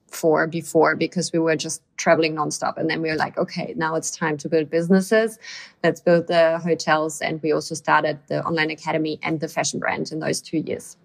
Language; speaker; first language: English; non-native, fluent; German